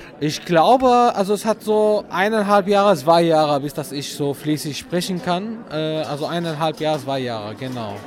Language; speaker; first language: German; non-native, fluent; Arabic